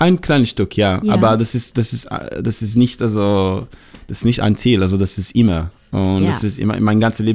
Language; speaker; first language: German; non-native, learner; Hebrew